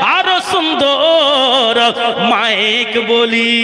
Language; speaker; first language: Bangla; non-native, fluent; Urdu